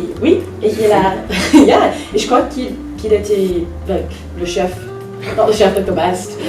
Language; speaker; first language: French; non-native, fluent; English